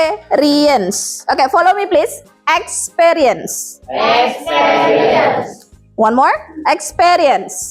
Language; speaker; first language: English; non-native, fluent; Indonesian